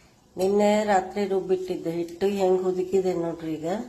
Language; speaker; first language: Kannada; native; Kannada